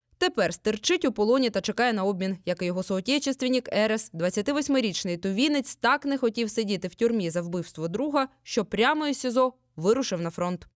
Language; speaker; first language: Ukrainian; native; Ukrainian